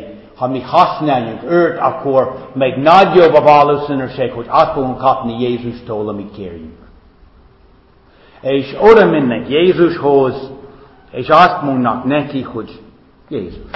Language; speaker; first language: Hungarian; non-native, fluent; English